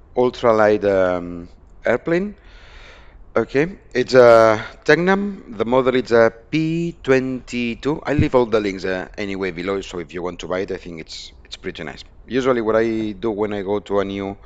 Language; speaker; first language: English; non-native, fluent; Spanish